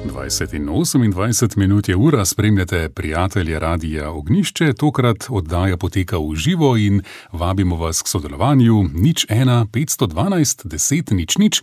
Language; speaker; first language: Slovenian; native; Slovenian